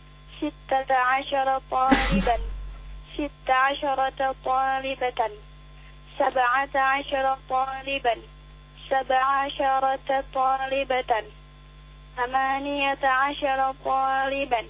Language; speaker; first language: Arabic; non-native, learner; Indonesian